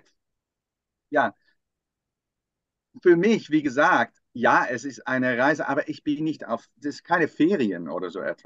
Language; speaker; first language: German; non-native, fluent; Dutch